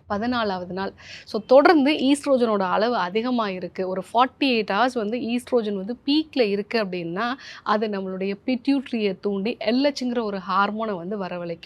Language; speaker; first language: Tamil; native; Tamil